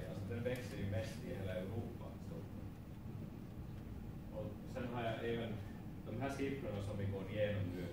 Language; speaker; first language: Swedish; non-native, fluent; Finnish